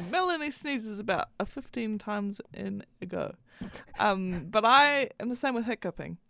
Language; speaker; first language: English; native; English